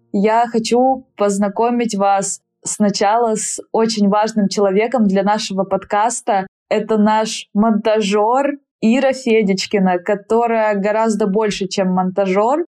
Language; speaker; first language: Russian; native; Russian